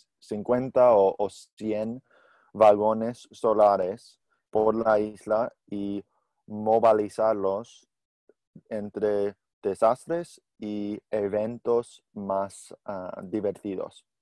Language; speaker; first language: Spanish; non-native, learner; English